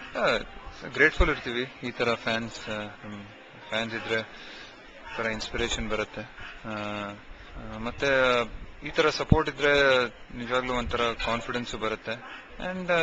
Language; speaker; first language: Kannada; non-native, local second language; Marathi